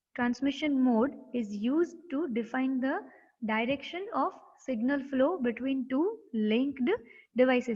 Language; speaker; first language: English; non-native, local second language; Gujarati